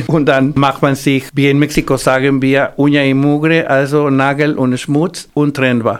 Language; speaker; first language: German; non-native, fluent; Spanish